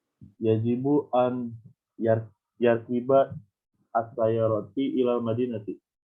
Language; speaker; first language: Arabic; non-native, learner; Indonesian